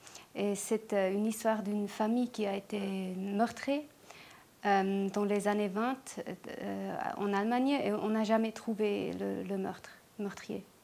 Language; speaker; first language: French; non-native, local second language; German